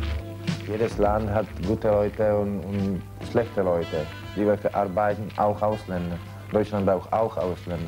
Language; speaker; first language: German; non-native, learner; Czech